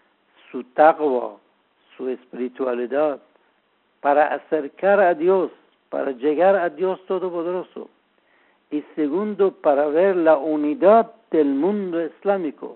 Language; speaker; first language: Spanish; non-native, learner; Persian